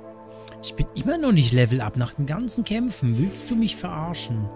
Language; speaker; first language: German; native; German